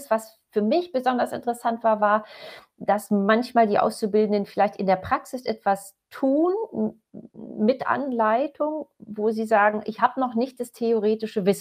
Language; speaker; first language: German; native; German